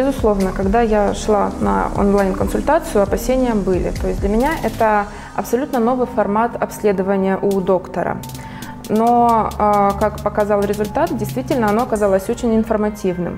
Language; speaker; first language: Russian; native; Russian